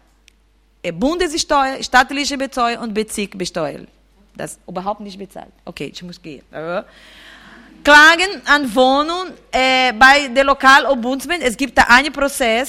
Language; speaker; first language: German; non-native, fluent; Portuguese